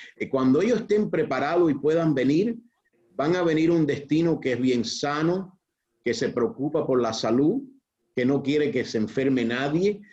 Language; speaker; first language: Spanish; early bilingual, heritage; Spanish